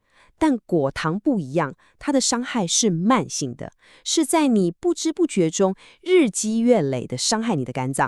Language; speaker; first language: Chinese; native; Chinese